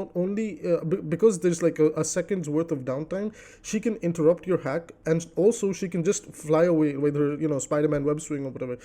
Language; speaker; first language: English; native; English